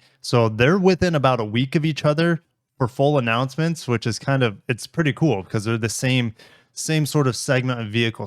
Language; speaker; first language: English; native; English